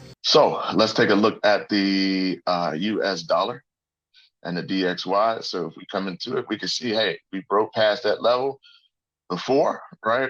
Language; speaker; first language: English; native; English